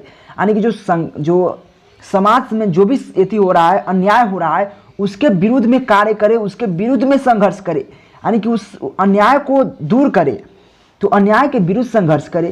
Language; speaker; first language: Hindi; native; Hindi